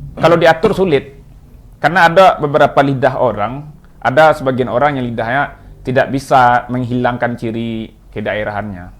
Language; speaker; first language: Indonesian; non-native, local second language; Minangkabau